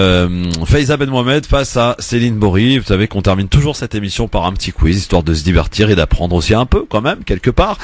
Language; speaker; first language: French; native; French